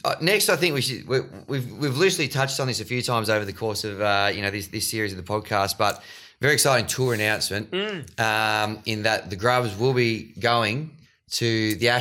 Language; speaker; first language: English; native; English